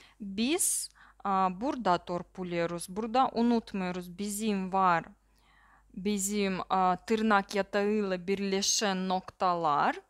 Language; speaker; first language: Turkish; non-native, learner; Russian